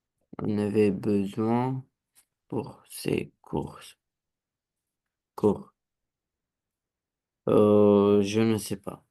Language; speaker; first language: French; non-native, learner; Romanian